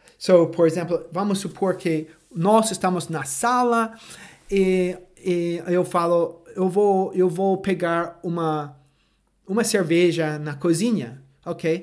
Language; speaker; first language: Portuguese; non-native, fluent; English